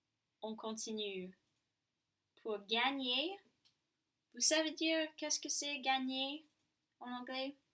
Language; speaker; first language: French; non-native, fluent; English